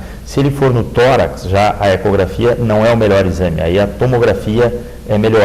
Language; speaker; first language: Portuguese; native; Portuguese